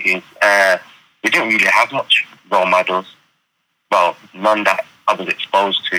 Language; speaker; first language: English; native; English